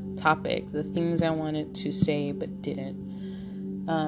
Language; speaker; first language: English; early bilingual, other home language; Spanish